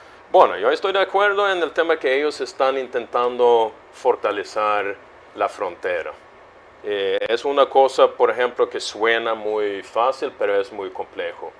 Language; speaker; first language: Spanish; non-native, fluent; Swedish